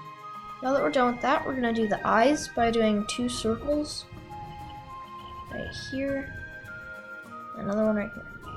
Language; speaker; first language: English; native; English